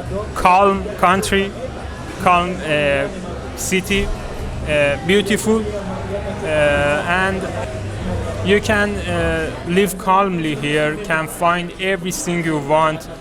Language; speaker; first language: English; non-native, learner; Persian